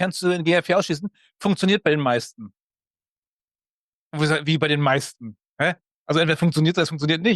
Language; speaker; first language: German; native; German